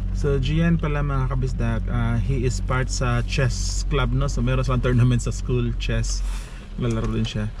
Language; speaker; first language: Filipino; non-native, local second language; Cebuano